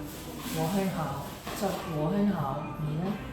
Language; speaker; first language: Chinese; non-native, learner; Indonesian